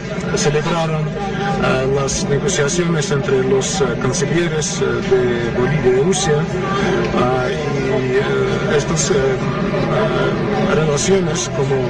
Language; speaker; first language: Spanish; non-native, fluent; Russian